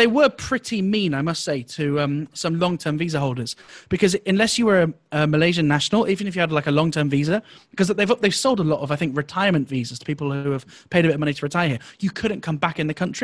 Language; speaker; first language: English; native; English